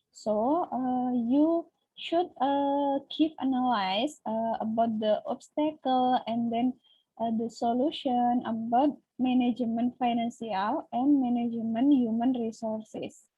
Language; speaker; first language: English; non-native, learner; Indonesian